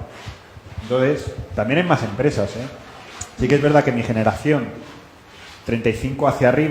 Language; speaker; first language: Spanish; native; Spanish